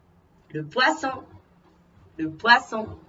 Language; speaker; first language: French; non-native, fluent; Spanish